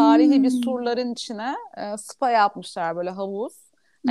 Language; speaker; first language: Turkish; native; Turkish